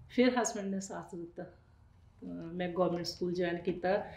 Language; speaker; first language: Punjabi; native; Punjabi